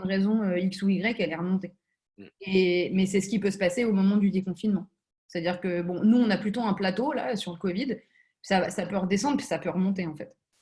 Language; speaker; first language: French; native; French